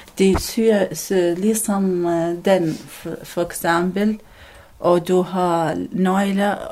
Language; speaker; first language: Danish; non-native, learner; Arabic